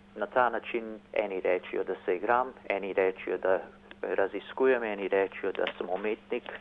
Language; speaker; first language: Slovenian; early bilingual, heritage; Slovenian